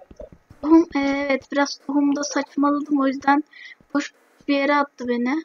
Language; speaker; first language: Turkish; native; Turkish